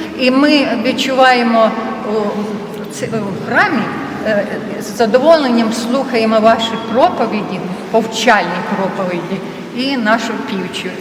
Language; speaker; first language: Ukrainian; non-native, local second language; Russian